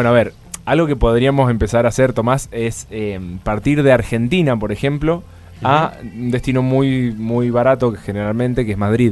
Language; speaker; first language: Spanish; native; Spanish